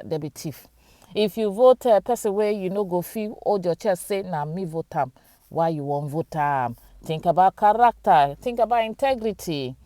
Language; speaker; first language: Nigerian Pidgin; native; Nigerian Pidgin